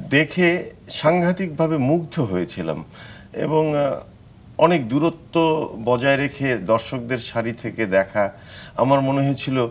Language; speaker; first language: Bangla; native; Bangla